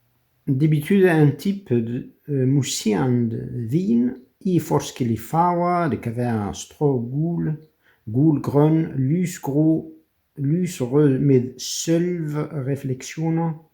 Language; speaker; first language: Danish; non-native, fluent; French